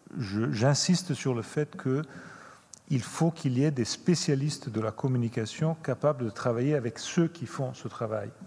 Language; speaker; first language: French; non-native, fluent; Italian